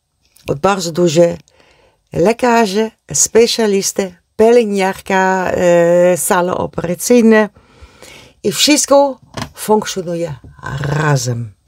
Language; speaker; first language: Polish; non-native, learner; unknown